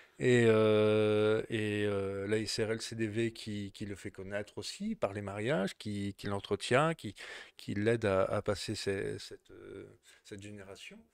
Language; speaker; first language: French; native; French